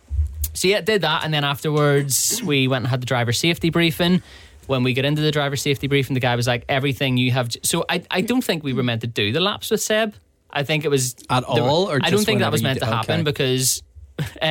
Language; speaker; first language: English; native; English